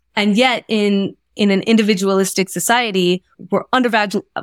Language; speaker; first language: English; native; English